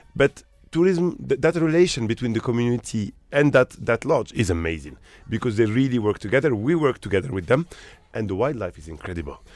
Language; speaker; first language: English; non-native, fluent; Arabic